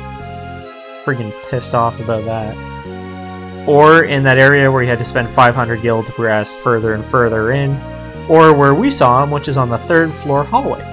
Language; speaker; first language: English; native; English